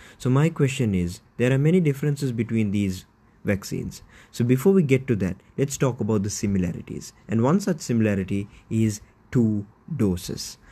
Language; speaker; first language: English; non-native, local second language; Tamil